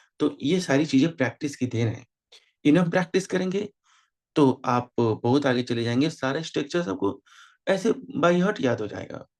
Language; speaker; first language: Hindi; native; Hindi